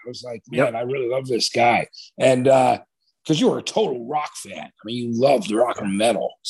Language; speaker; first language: English; native; English